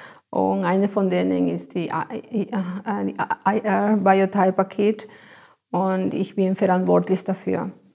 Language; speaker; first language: German; non-native, fluent; Spanish